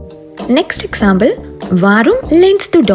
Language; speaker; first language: German; non-native, fluent; Malayalam